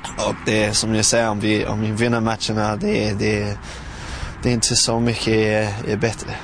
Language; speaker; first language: Swedish; non-native, fluent; English